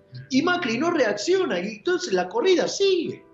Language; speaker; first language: Spanish; native; Spanish